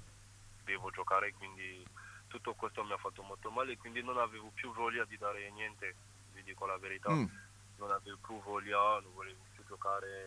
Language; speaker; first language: Italian; non-native, fluent; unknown